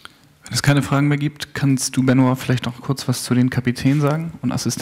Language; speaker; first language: German; native; German